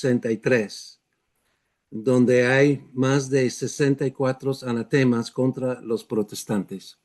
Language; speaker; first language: Spanish; non-native, fluent; English